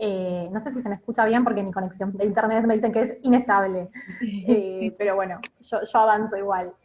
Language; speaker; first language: Spanish; native; Spanish